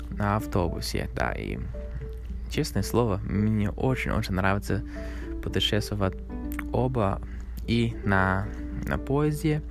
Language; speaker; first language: Russian; non-native, learner; English